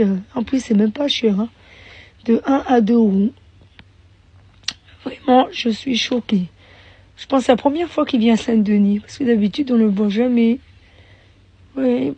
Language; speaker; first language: French; non-native, local second language; Arabic